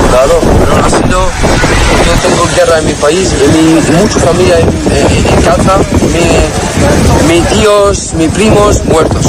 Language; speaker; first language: Spanish; non-native, learner; Arabic